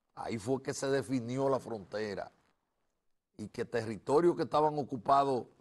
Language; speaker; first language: Spanish; native; Spanish